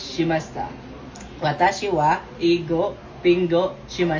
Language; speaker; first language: Japanese; non-native, learner; Filipino